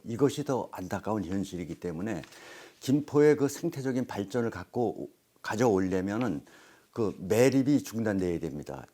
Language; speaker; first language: Korean; native; Korean